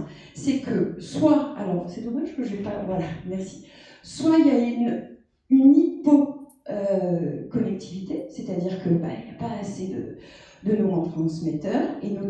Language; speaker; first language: French; native; French